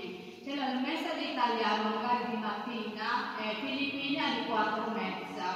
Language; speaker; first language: Italian; non-native, learner; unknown